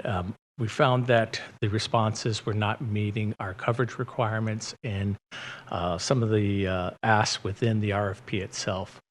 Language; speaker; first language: English; native; English